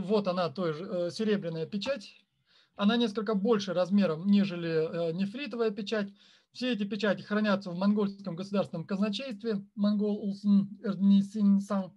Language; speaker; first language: Russian; native; Russian